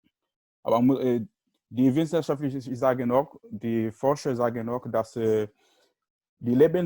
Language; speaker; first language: German; non-native, learner; Haitian Creole